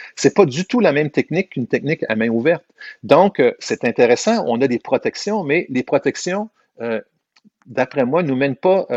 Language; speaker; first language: French; native; French